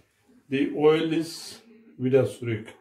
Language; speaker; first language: German; non-native, learner; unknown